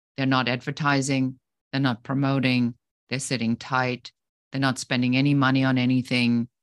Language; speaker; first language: English; non-native, fluent; German